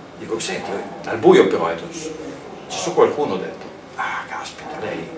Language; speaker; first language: Italian; native; Italian